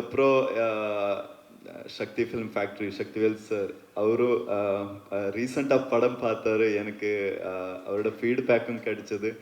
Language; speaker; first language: Tamil; non-native, learner; Kannada